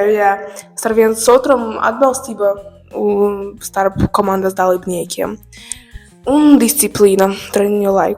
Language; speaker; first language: Latvian; non-native, local second language; Russian